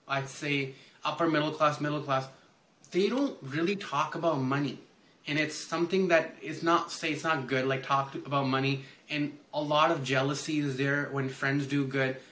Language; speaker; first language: English; early bilingual, other home language; Hindi